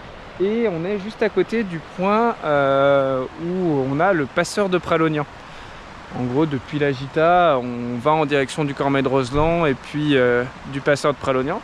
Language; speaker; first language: French; native; French